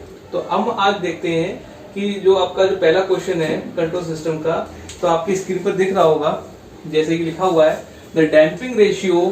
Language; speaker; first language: Hindi; native; Hindi